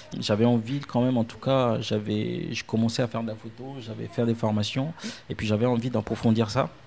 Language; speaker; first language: French; non-native, local second language; Ewe